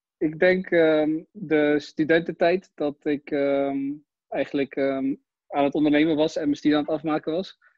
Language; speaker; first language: Dutch; early bilingual, other home language; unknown